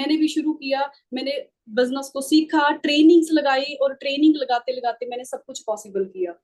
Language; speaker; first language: Hindi; non-native, local second language; Punjabi